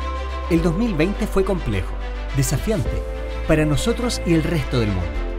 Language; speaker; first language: Spanish; native; Spanish